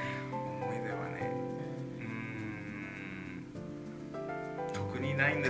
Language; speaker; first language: Japanese; non-native, learner; Spanish